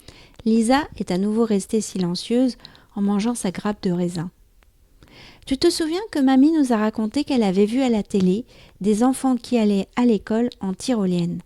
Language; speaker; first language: French; native; French